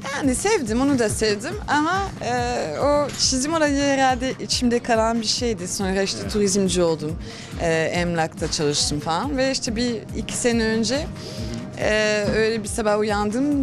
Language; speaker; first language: Turkish; early bilingual, heritage; Turkish